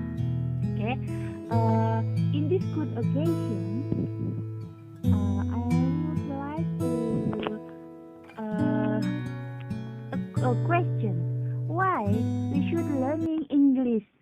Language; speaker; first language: English; non-native, fluent; Indonesian